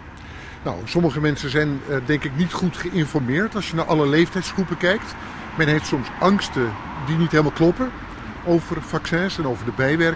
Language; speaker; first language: Dutch; native; Dutch